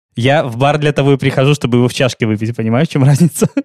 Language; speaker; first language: Russian; native; Russian